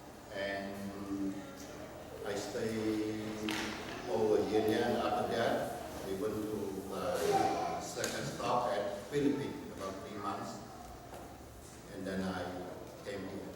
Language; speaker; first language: English; non-native, learner; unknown